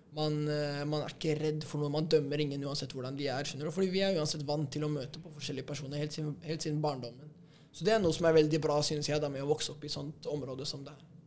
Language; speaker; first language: Norwegian; native; Norwegian